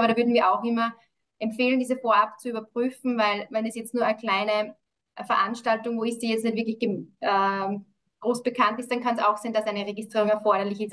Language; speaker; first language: German; native; German